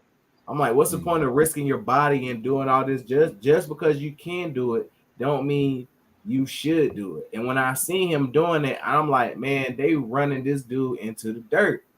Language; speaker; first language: English; native; English